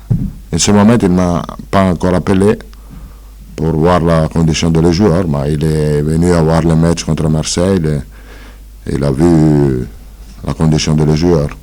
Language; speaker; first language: French; non-native, fluent; Italian